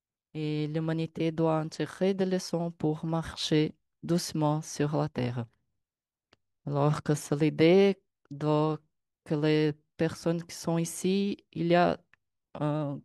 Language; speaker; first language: French; non-native, learner; Portuguese